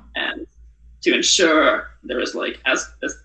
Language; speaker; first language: English; non-native, fluent; Japanese